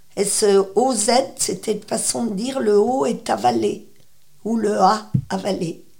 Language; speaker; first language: French; native; French